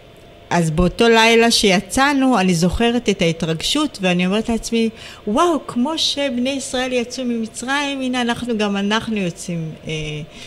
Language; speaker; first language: Hebrew; early bilingual, other home language; Amharic